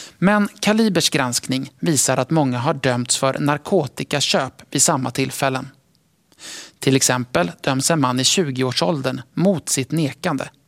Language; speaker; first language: Swedish; native; Swedish